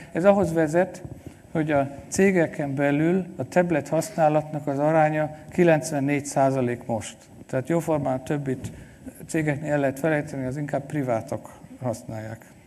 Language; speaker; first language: Hungarian; non-native, fluent; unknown